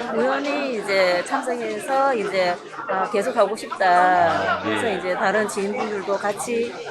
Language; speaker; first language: Korean; non-native, fluent; Khmer